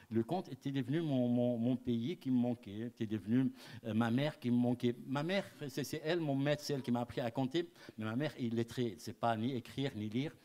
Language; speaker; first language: French; non-native, local second language; Arabic